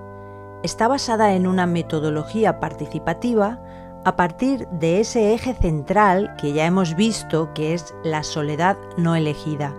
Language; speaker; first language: Spanish; native; Spanish